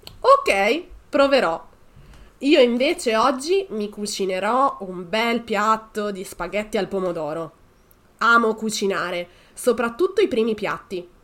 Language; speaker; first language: Italian; native; Italian